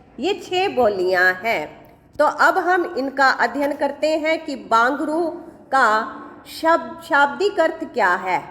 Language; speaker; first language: Hindi; native; Hindi